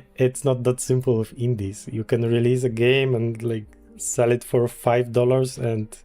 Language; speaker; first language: English; non-native, fluent; Polish